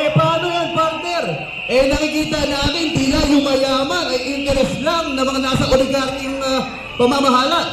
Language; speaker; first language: Filipino; native; Filipino